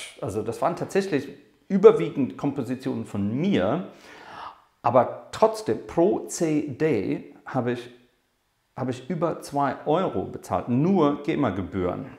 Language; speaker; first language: German; non-native, fluent; English